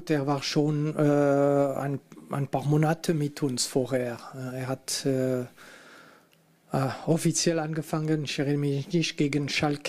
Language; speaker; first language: German; non-native, fluent; French